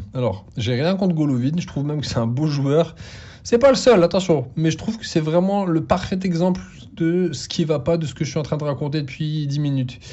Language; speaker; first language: French; native; French